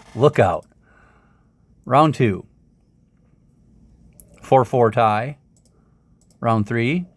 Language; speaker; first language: English; native; English